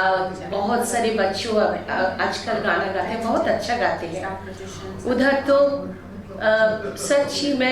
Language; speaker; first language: Hindi; non-native, local second language; Bangla